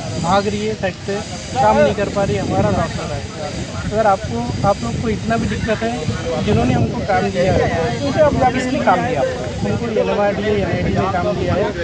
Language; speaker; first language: Hindi; non-native, local second language; Marathi